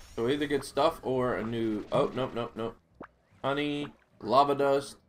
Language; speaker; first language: English; native; English